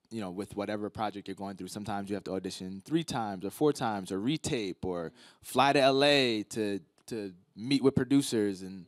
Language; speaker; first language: English; native; English